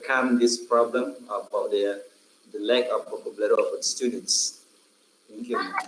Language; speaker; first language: English; non-native, fluent; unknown